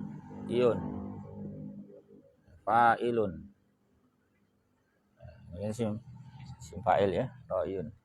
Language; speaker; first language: Indonesian; native; Indonesian